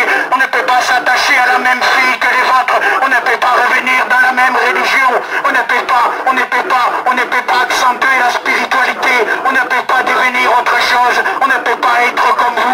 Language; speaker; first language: French; native; French